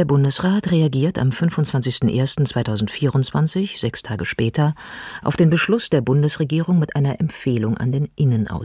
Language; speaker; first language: German; native; German